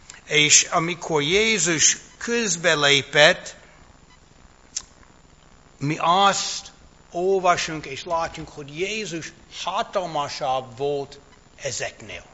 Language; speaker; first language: Hungarian; non-native, fluent; English